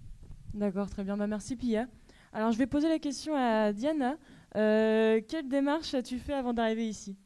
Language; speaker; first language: French; native; French